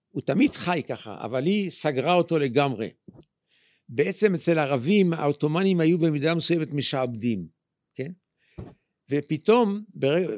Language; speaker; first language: Hebrew; native; Hebrew